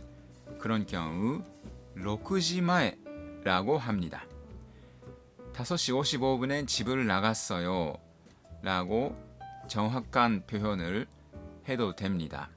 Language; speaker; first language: Korean; non-native, fluent; Japanese